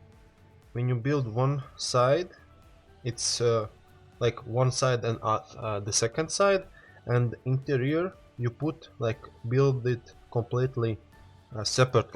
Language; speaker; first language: English; non-native, learner; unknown